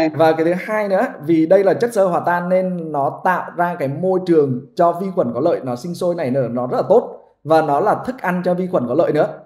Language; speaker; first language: Vietnamese; native; Vietnamese